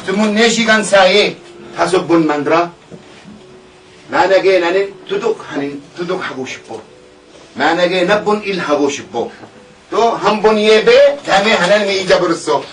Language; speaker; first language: Korean; non-native, learner; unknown